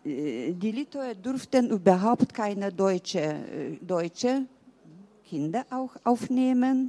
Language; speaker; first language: German; early bilingual, heritage; German